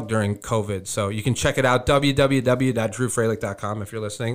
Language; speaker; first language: English; native; English